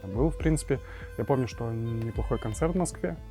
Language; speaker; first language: Russian; native; Russian